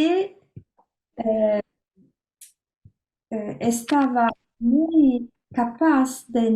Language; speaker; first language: Spanish; non-native, learner; Italian